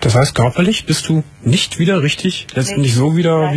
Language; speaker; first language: German; native; German